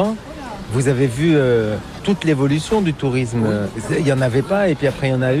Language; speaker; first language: French; native; French